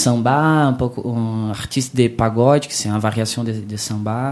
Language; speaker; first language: French; non-native, learner; Portuguese